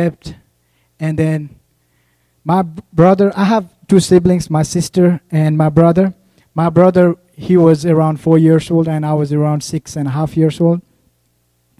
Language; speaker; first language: English; non-native, local second language; Nepali